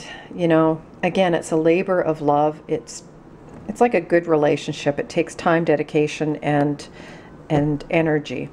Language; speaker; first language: English; native; English